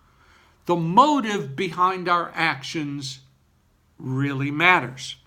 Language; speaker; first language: English; native; English